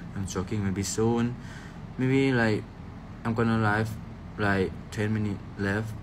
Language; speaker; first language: English; non-native, learner; Thai